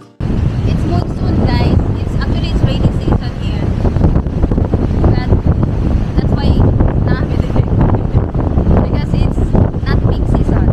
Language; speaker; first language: English; non-native, local second language; Filipino